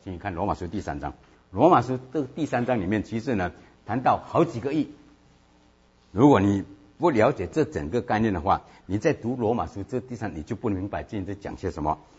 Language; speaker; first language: Chinese; native; Chinese